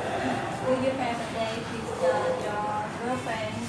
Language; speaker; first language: English; non-native, learner; Vietnamese